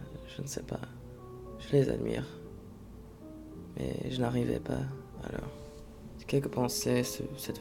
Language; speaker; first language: French; non-native, fluent; English